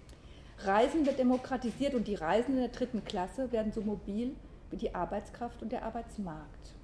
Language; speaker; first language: German; native; German